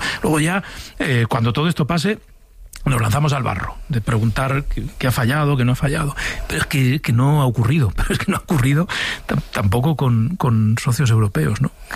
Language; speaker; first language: Spanish; native; Spanish